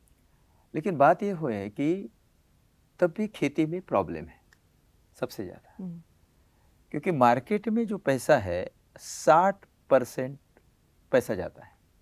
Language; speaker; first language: Hindi; native; Hindi